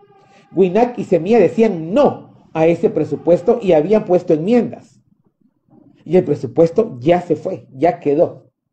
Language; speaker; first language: Spanish; native; Spanish